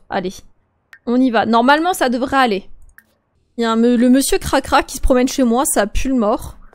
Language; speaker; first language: French; native; French